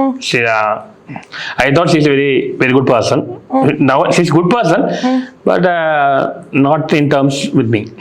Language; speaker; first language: English; non-native, local second language; Malayalam